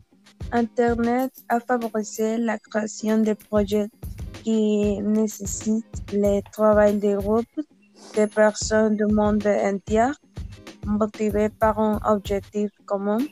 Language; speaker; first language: French; non-native, learner; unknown